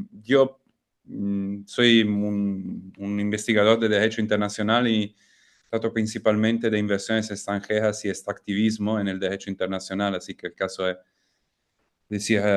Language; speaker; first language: Spanish; non-native, fluent; Italian